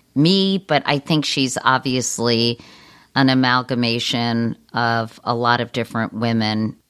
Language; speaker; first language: English; native; English